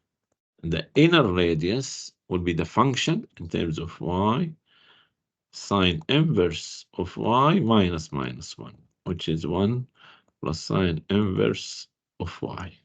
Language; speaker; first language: English; non-native, fluent; Arabic